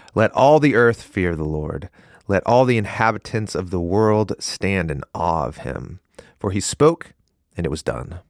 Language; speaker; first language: English; native; English